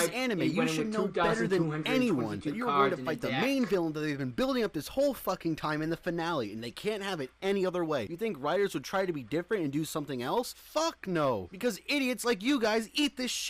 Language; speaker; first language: English; native; English